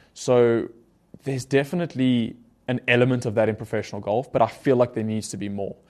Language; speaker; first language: English; native; English